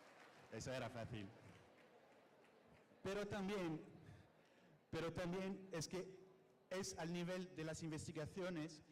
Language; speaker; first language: Spanish; non-native, fluent; French